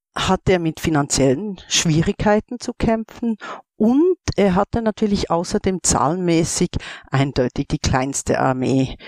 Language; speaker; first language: German; native; German